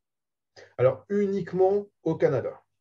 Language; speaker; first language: French; native; French